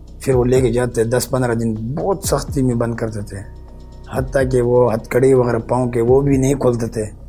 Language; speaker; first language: Urdu; non-native, local second language; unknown